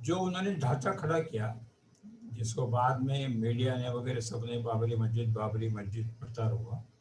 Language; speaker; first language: Hindi; non-native, local second language; Marathi